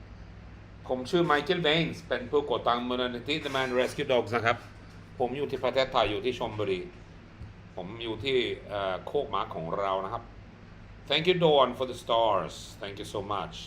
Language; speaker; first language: Thai; non-native, fluent; Swedish